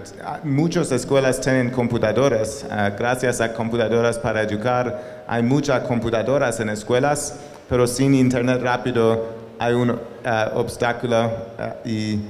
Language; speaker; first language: Spanish; non-native, learner; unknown